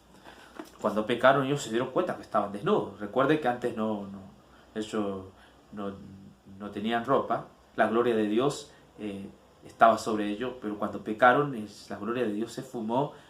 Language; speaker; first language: Spanish; native; Spanish